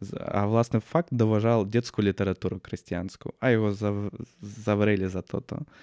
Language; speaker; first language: Slovak; non-native, fluent; Russian